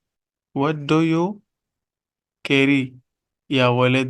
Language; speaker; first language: English; non-native, local second language; Urdu